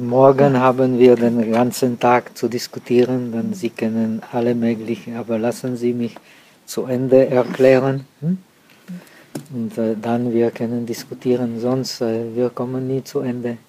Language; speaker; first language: German; non-native, fluent; Czech